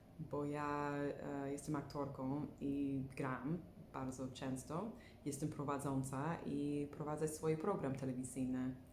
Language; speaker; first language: Polish; non-native, learner; English